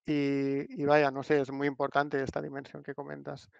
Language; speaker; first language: Spanish; non-native, local second language; Catalan